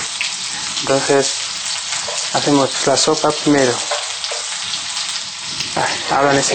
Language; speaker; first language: Spanish; non-native, learner; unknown